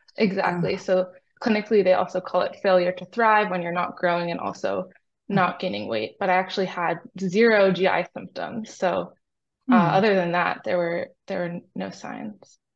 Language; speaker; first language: English; native; English